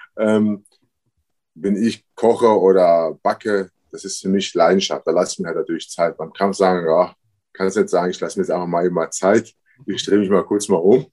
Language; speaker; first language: German; early bilingual, other home language; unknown